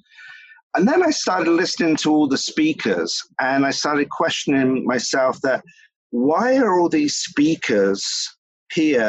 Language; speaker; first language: English; native; English